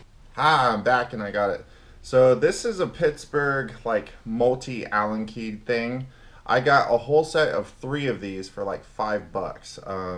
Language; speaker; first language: English; native; English